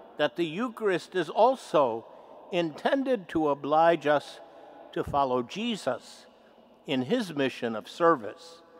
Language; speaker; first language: English; native; English